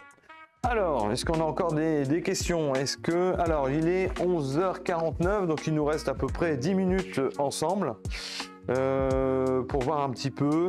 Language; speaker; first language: French; native; French